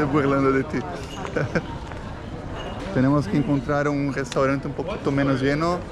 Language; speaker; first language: Spanish; non-native, fluent; Portuguese